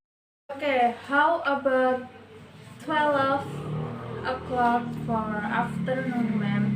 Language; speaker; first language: English; non-native, learner; Indonesian